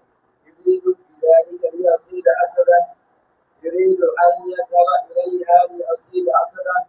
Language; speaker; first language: Arabic; non-native, learner; Bangla